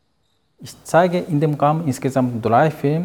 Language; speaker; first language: German; non-native, learner; Japanese